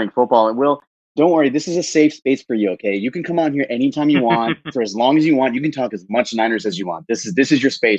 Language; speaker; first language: English; native; English